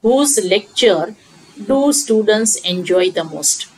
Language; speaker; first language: English; non-native, local second language; Gujarati